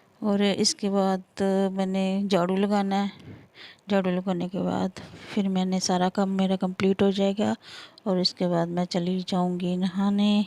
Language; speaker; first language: Hindi; non-native, local second language; Punjabi